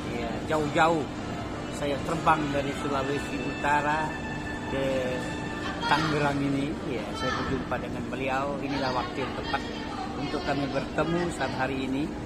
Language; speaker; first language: Indonesian; non-native, local second language; Achinese